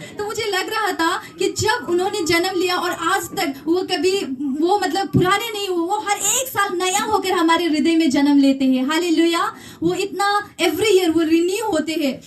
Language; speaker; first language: Hindi; non-native, local second language; Nepali